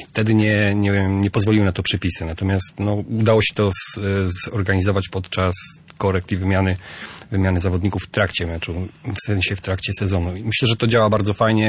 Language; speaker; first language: Polish; native; Polish